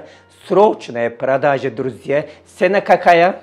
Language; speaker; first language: Russian; non-native, learner; Turkish